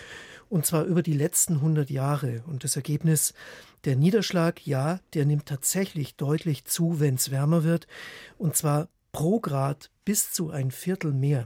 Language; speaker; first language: German; native; German